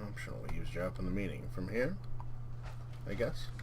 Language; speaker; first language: English; native; English